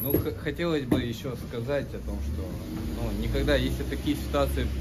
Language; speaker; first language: Russian; native; Russian